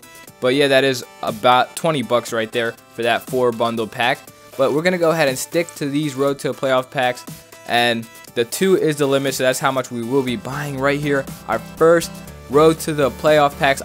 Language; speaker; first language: English; native; English